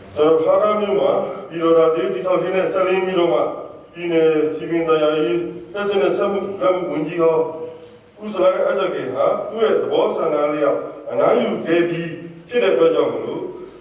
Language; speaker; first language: Burmese; non-native, local second language; Hakha Chin